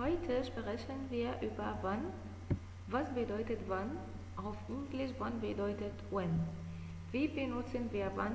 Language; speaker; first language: German; non-native, fluent; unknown